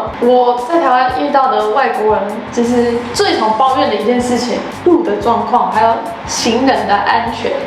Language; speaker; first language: Chinese; non-native, fluent; English